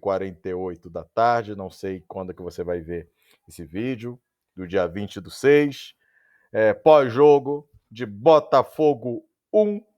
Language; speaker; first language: Portuguese; native; Portuguese